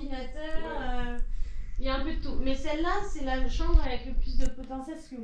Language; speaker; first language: French; native; French